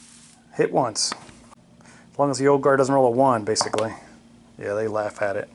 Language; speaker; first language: English; native; English